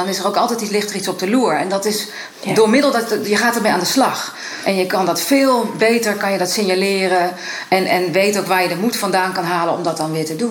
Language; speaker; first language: Dutch; native; Dutch